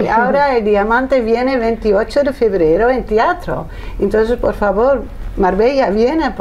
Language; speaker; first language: Spanish; non-native, learner; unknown